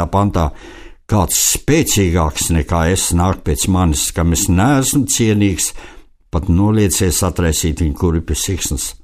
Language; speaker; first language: Latvian; native; Latvian